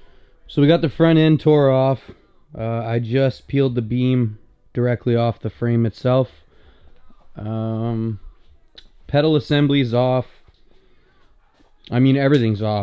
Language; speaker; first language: English; native; English